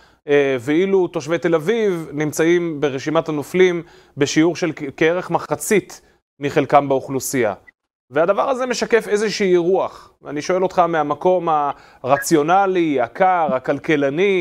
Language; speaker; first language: Hebrew; native; Hebrew